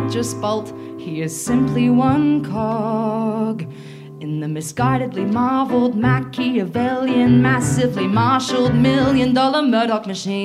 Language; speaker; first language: English; native; English